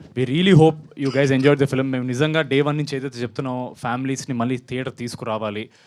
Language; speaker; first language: Telugu; native; Telugu